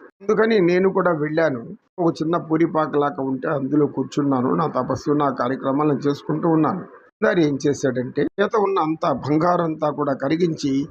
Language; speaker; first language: Telugu; native; Telugu